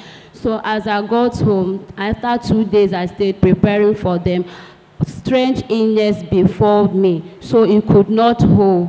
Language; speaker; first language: English; non-native, local second language; Igbo